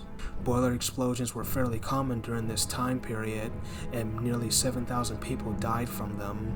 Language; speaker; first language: English; native; English